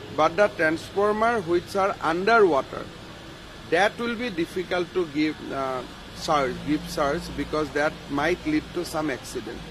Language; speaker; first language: English; non-native, local second language; Assamese